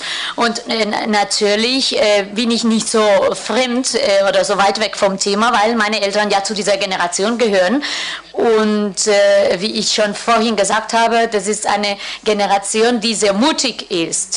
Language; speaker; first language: German; non-native, fluent; Spanish